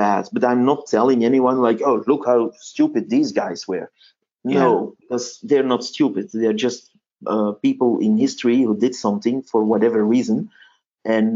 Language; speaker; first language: English; non-native, fluent; Dutch